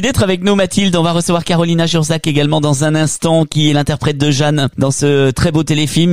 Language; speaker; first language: French; native; French